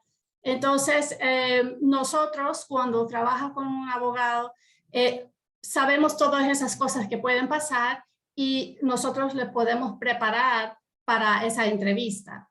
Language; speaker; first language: Spanish; early bilingual, heritage; Spanish